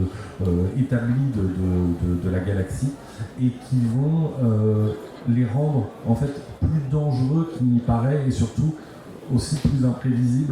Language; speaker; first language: French; native; French